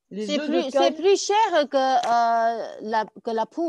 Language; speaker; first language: French; non-native, learner; Chinese